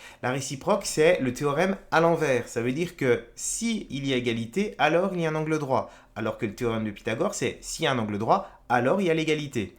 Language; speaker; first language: French; native; French